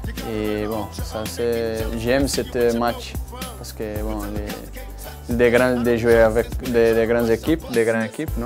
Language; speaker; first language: French; non-native, learner; Portuguese